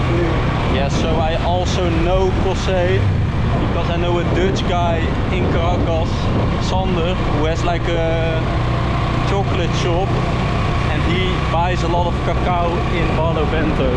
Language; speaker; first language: English; non-native, fluent; Dutch